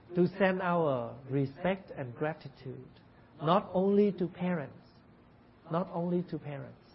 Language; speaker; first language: English; non-native, fluent; Vietnamese